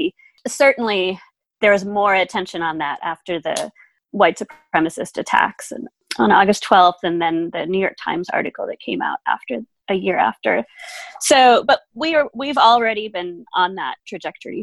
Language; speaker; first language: English; early bilingual, other home language; German